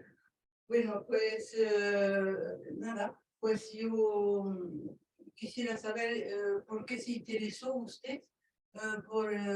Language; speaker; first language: Spanish; non-native, fluent; French